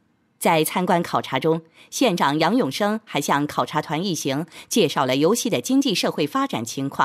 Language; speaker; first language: Chinese; native; Chinese